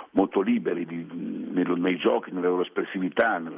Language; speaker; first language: Italian; early bilingual, other home language; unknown